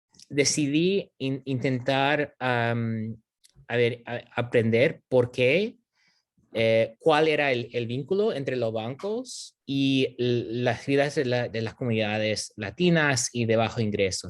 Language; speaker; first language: Spanish; non-native, fluent; English